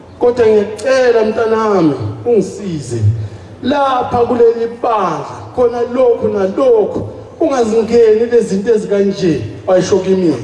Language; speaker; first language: Zulu; native; Zulu